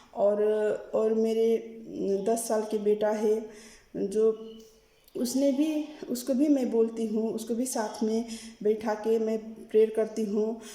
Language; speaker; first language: Hindi; non-native, learner; Nepali